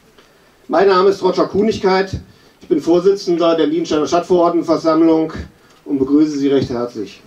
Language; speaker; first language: German; native; German